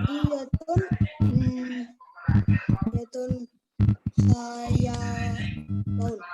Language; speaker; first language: Arabic; non-native, learner; Indonesian